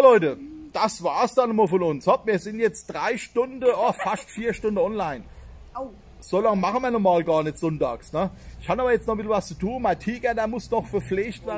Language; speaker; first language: German; native; German